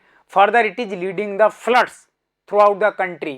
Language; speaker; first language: English; non-native, local second language; Hindi